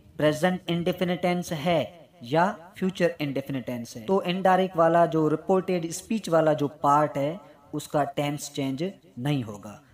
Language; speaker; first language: Urdu; non-native, local second language; Sindhi